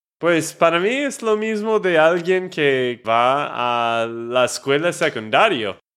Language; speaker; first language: Spanish; non-native, learner; English